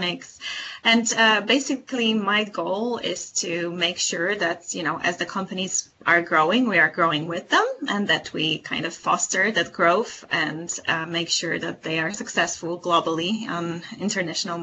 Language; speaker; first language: English; non-native, fluent; Polish